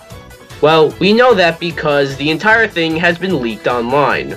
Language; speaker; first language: English; native; English